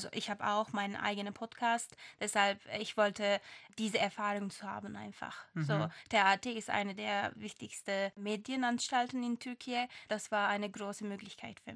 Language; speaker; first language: German; non-native, fluent; Turkish